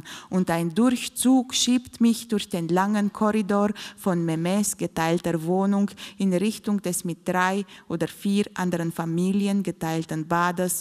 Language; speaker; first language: German; non-native, fluent; Romanian